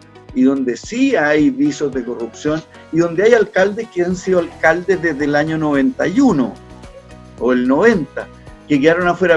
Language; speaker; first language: Spanish; native; Spanish